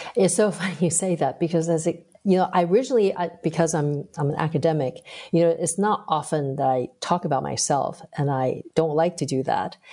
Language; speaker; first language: English; early bilingual, other home language; Chinese